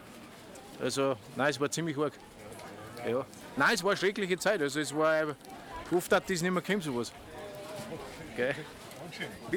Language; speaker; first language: German; native; German